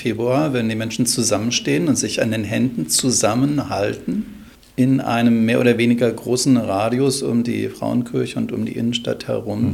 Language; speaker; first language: German; native; German